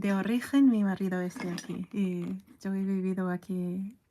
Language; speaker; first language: Spanish; non-native, fluent; English